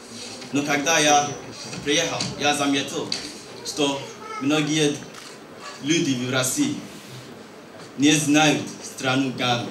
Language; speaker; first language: Russian; non-native, learner; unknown